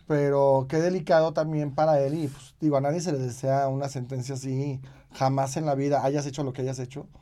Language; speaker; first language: Spanish; native; Spanish